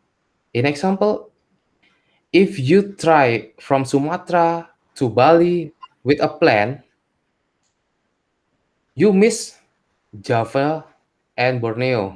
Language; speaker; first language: English; non-native, learner; Indonesian